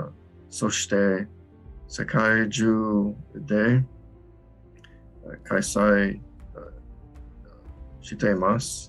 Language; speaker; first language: Japanese; non-native, learner; English